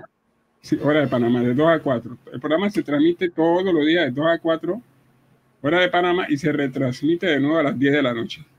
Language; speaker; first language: Spanish; native; Spanish